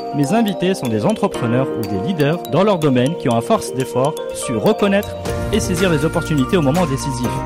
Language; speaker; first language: French; non-native, local second language; Arabic